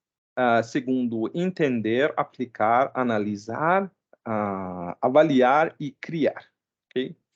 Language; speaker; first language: Portuguese; non-native, fluent; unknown